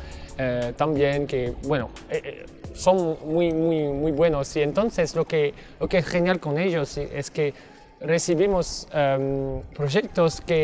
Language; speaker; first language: Spanish; non-native, fluent; French